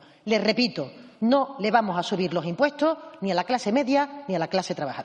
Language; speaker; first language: Spanish; native; Spanish